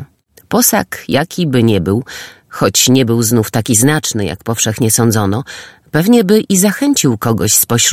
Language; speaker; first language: Polish; native; Polish